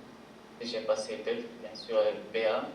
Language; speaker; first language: French; non-native, fluent; Arabic